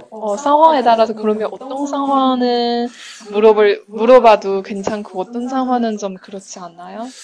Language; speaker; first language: Korean; non-native, fluent; Chinese